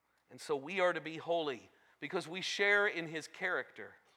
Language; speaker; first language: English; native; English